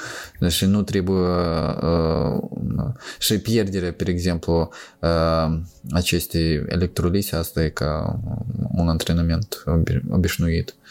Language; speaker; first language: Romanian; non-native, local second language; Russian